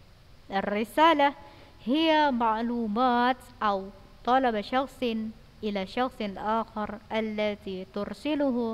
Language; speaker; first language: Arabic; non-native, fluent; Indonesian